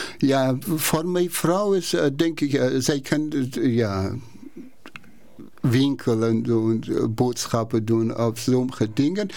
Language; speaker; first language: Dutch; non-native, learner; Persian